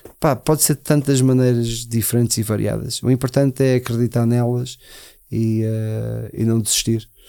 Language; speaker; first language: Portuguese; early bilingual, heritage; Portuguese